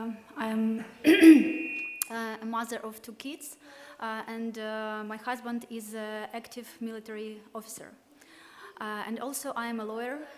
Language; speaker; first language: English; non-native, learner; Ukrainian